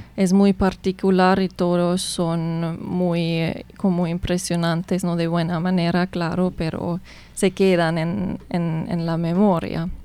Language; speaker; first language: Spanish; non-native, fluent; German